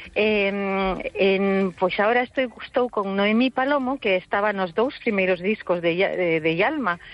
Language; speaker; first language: Galician; early bilingual, heritage; Galician